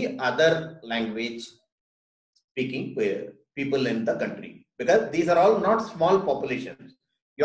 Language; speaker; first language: English; non-native, local second language; Tamil